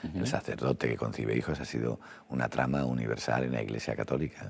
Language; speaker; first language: Spanish; native; Spanish